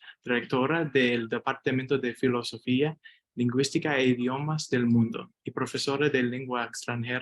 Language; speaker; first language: Spanish; non-native, learner; English